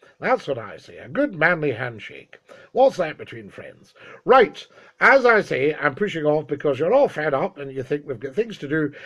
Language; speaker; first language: English; native; English